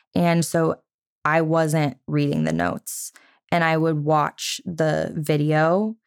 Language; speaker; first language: English; native; English